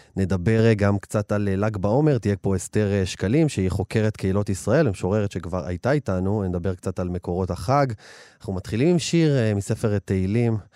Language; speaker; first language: Hebrew; native; Hebrew